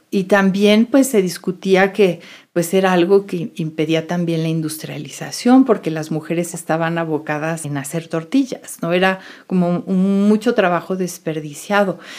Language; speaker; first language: Spanish; native; Spanish